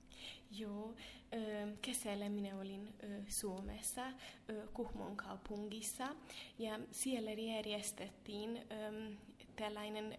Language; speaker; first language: Finnish; non-native, fluent; Hungarian